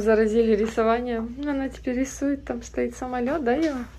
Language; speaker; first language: Russian; native; Russian